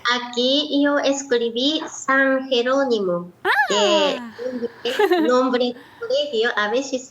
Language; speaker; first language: Spanish; non-native, learner; Japanese